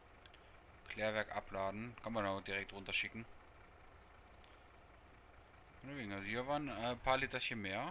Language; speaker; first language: German; native; German